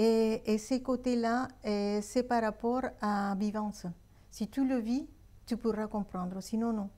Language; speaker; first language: French; non-native, fluent; Spanish